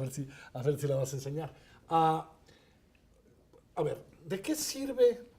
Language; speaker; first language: Spanish; native; Spanish